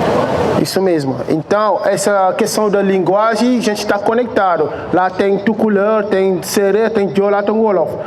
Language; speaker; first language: Portuguese; non-native, fluent; Wolof